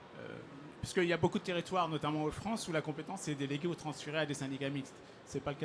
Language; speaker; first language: French; native; French